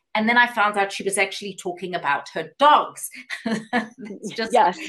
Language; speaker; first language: English; native; English